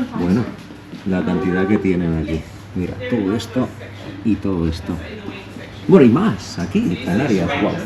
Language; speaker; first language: Spanish; native; Spanish